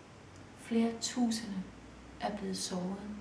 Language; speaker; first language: Danish; early bilingual, other home language; Kurdish